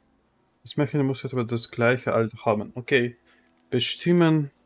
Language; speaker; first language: German; non-native, learner; Russian